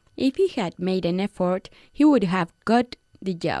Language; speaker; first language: English; non-native, fluent; Spanish